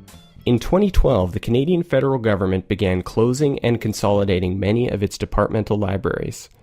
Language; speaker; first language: English; native; English